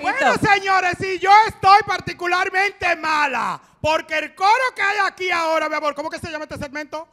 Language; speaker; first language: Spanish; native; Spanish